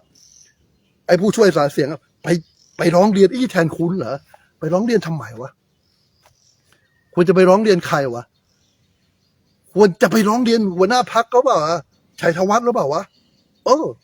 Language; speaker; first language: Thai; native; Thai